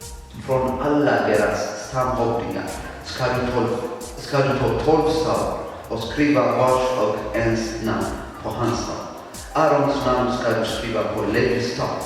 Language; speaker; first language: Swedish; non-native, fluent; Tigrinya